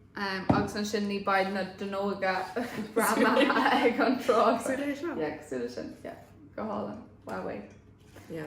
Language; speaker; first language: Irish; non-native, local second language; English